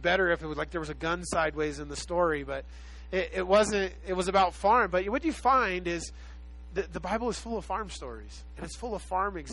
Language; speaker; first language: English; native; English